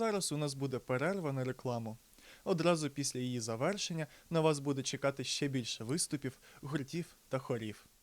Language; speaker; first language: Ukrainian; native; Ukrainian